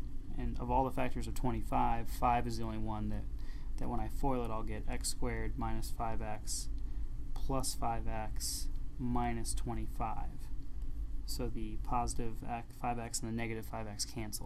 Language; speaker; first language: English; native; English